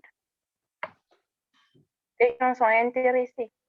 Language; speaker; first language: French; non-native, local second language; Fula